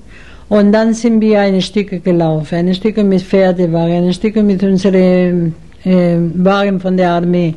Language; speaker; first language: German; non-native, fluent; Spanish